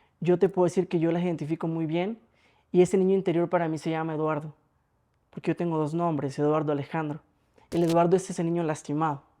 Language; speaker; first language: Spanish; native; Spanish